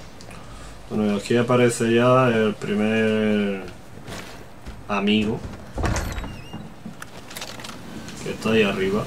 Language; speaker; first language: Spanish; native; Spanish